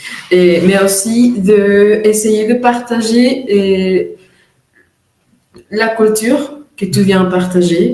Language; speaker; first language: French; non-native, fluent; Spanish